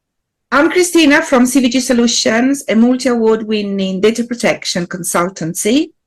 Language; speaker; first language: English; non-native, fluent; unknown